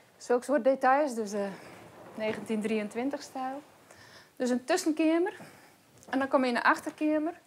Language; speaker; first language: Dutch; non-native, local second language; Western Frisian